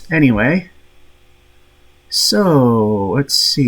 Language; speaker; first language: English; native; English